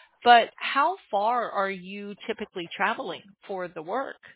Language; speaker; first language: English; native; English